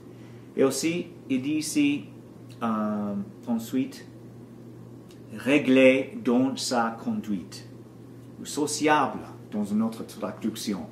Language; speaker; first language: French; non-native, learner; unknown